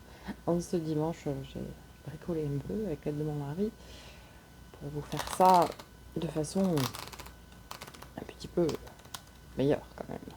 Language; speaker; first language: French; native; French